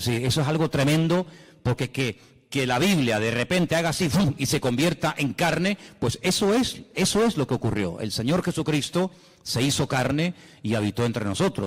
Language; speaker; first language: Spanish; native; Spanish